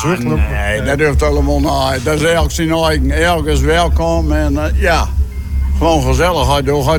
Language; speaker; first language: Dutch; native; Dutch